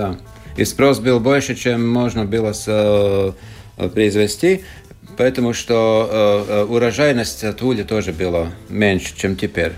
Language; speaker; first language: Russian; non-native, local second language; Latvian